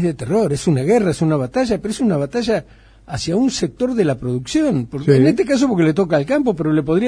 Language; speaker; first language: Spanish; native; Spanish